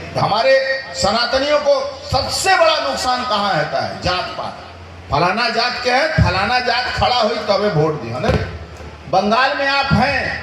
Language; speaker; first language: Hindi; native; Hindi